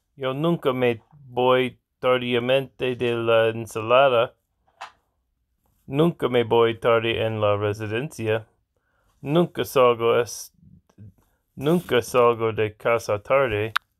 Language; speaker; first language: Spanish; non-native, learner; English